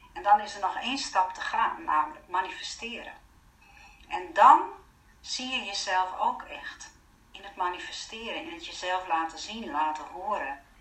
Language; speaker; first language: Dutch; non-native, fluent; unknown